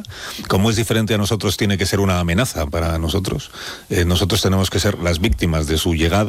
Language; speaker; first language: Spanish; native; Spanish